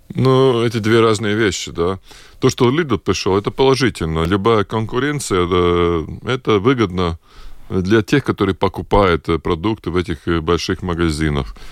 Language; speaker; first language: Russian; non-native, local second language; Latvian